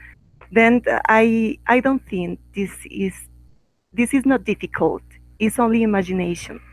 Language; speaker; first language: English; non-native, learner; Spanish